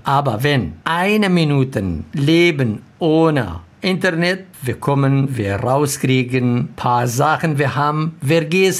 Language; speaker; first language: German; non-native, learner; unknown